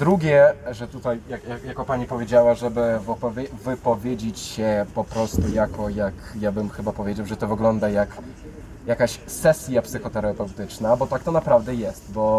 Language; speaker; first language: Polish; non-native, fluent; Ukrainian